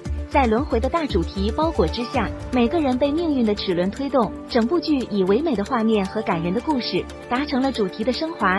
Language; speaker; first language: Chinese; native; Chinese